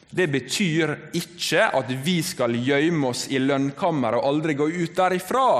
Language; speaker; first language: Norwegian; native; Norwegian